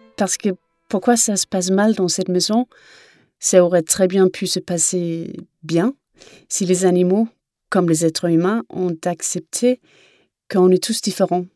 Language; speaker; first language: French; non-native, fluent; Danish